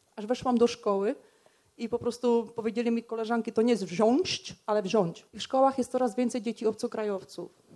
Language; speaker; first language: Polish; non-native, fluent; Czech